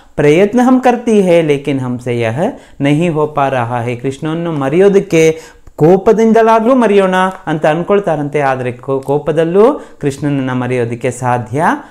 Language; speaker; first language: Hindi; non-native, local second language; Kannada